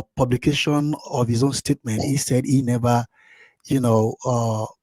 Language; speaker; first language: English; non-native, local second language; Yoruba